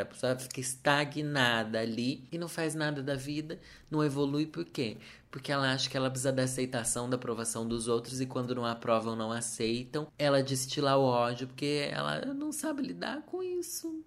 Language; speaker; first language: Portuguese; native; Portuguese